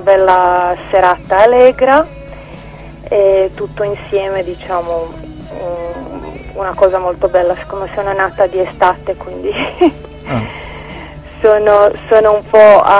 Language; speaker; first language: Italian; non-native, fluent; Croatian